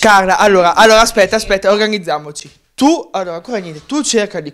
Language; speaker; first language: Italian; native; Italian